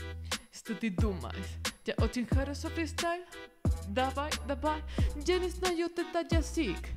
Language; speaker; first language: Russian; non-native, learner; Spanish